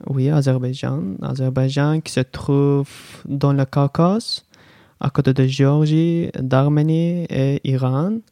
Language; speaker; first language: French; non-native, learner; Azerbaijani